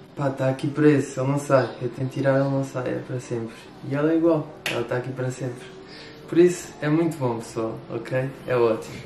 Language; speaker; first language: Portuguese; native; Portuguese